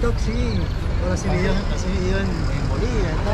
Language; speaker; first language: Spanish; native; Spanish